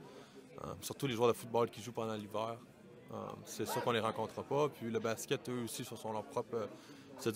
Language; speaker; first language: French; native; French